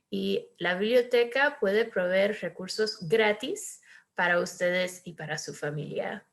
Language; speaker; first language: Spanish; early bilingual, heritage; Spanish